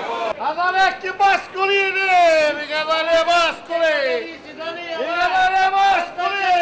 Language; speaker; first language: Italian; native; Italian